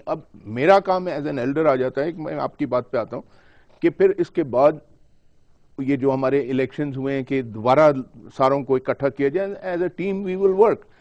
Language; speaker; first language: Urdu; non-native, local second language; Pashto